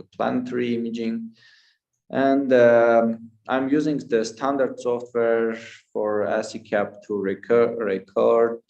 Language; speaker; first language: English; non-native, fluent; Armenian